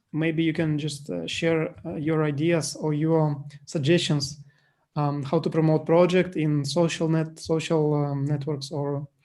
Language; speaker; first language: English; non-native, fluent; Russian